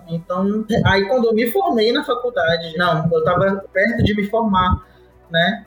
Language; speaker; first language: Portuguese; native; Portuguese